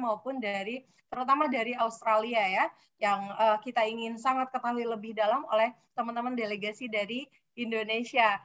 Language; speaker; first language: Indonesian; native; Indonesian